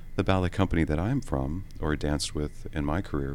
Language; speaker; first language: English; native; English